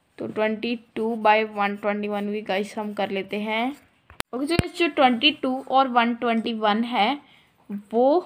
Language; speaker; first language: Hindi; non-native, local second language; Punjabi